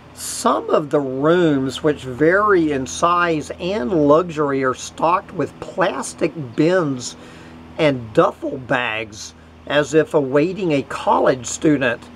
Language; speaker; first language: English; native; English